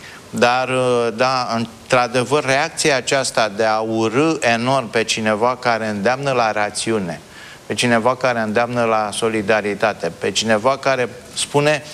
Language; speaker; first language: Romanian; native; Romanian